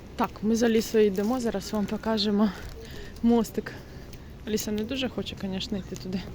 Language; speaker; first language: Ukrainian; non-native, local second language; Russian